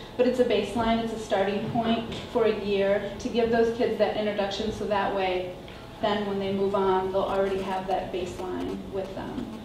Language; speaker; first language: English; native; English